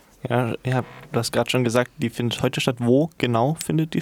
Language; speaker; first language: German; native; German